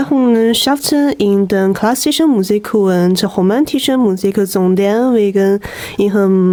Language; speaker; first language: German; non-native, learner; Chinese